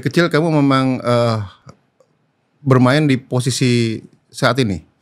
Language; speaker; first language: Indonesian; native; Indonesian